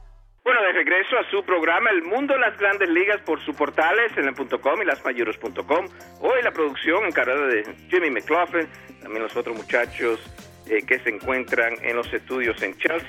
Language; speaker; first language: Spanish; native; Spanish